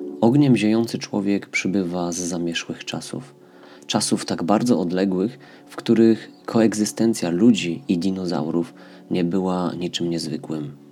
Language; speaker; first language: Polish; native; Polish